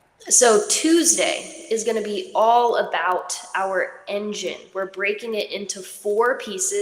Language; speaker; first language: English; native; English